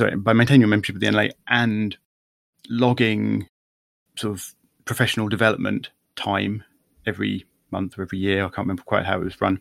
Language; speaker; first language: English; native; English